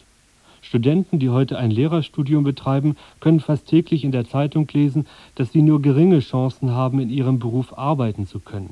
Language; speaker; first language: German; native; German